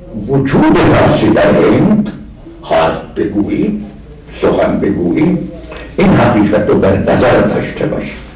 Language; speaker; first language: Persian; non-native, fluent; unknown